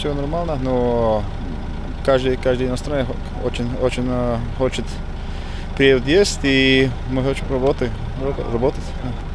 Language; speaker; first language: Russian; non-native, learner; Finnish